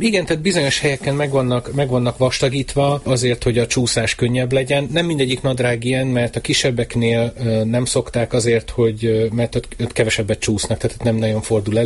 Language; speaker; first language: Hungarian; native; Hungarian